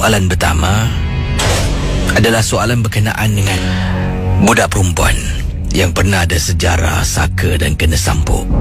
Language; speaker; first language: Malay; native; Malay